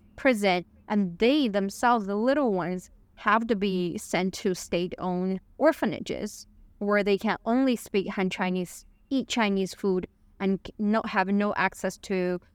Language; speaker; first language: English; non-native, fluent; Chinese